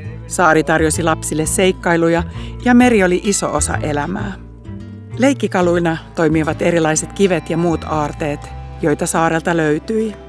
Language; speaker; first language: Finnish; native; Finnish